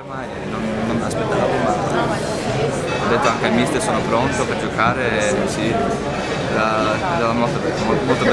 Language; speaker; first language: Italian; non-native, learner; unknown